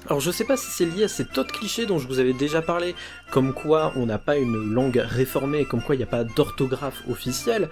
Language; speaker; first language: French; native; French